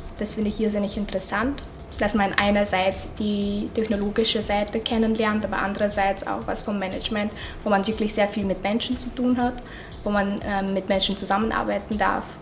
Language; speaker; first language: German; non-native, fluent; Russian